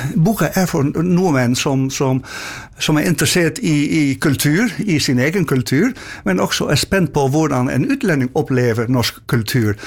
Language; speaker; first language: Norwegian; non-native, fluent; Dutch